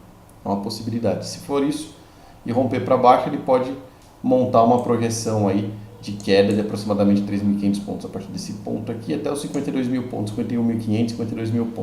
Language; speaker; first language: Portuguese; native; Portuguese